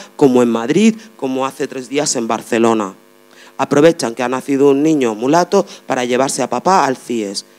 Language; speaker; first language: Spanish; non-native, fluent; Arabic